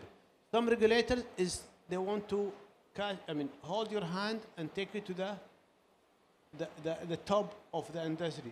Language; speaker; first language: English; non-native, learner; Arabic